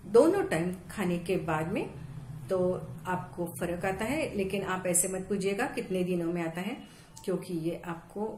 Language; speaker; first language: Hindi; non-native, local second language; Marathi